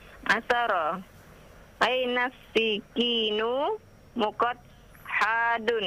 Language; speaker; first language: Arabic; non-native, learner; Indonesian